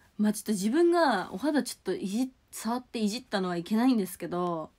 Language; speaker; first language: Japanese; native; Japanese